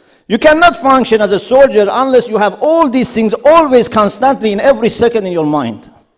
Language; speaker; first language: English; non-native, fluent; Persian